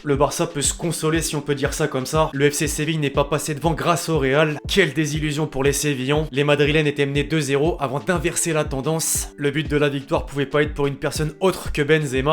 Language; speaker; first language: French; native; French